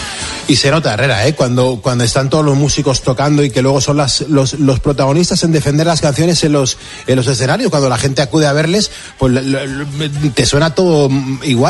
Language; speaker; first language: Spanish; native; Spanish